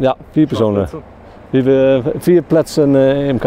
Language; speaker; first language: German; non-native, learner; Dutch